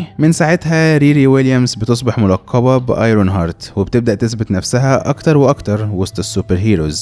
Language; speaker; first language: Arabic; native; Arabic